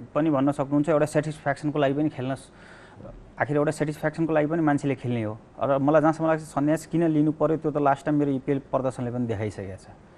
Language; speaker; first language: Nepali; native; Nepali